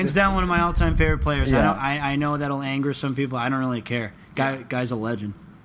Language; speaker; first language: English; native; English